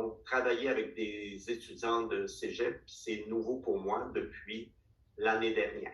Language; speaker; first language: French; native; French